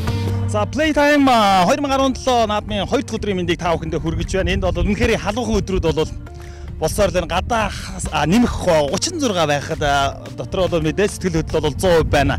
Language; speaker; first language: Mongolian; native; Mongolian